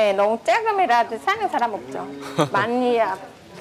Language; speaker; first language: Korean; non-native, fluent; Vietnamese